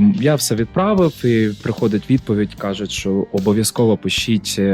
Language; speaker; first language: Ukrainian; native; Ukrainian